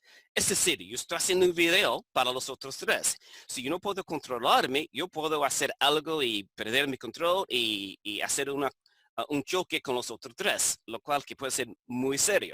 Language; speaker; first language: Spanish; non-native, fluent; English